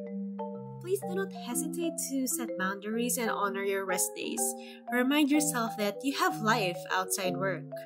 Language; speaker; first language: English; non-native, local second language; Filipino